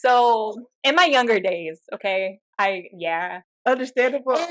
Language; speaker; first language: English; native; English